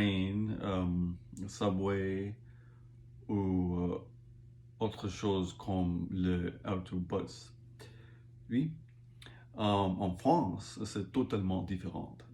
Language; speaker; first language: French; non-native, learner; English